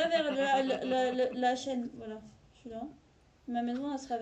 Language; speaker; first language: French; native; French